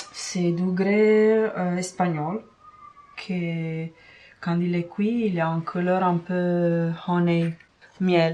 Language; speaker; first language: French; non-native, fluent; Italian